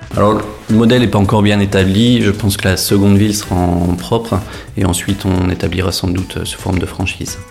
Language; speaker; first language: French; native; French